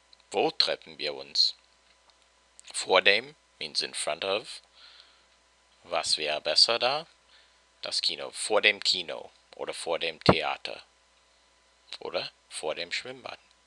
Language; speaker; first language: German; non-native, fluent; English